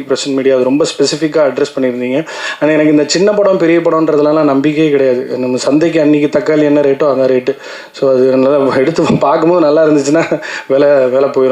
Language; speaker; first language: Tamil; native; Tamil